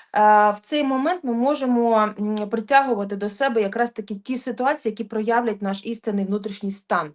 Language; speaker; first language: Ukrainian; non-native, local second language; Russian